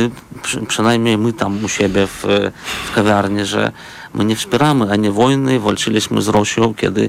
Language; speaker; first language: Polish; non-native, fluent; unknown